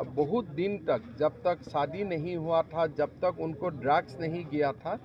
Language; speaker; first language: Hindi; non-native, local second language; Assamese